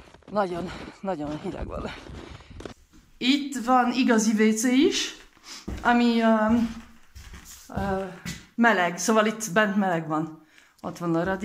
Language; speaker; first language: Hungarian; early bilingual, heritage; Hungarian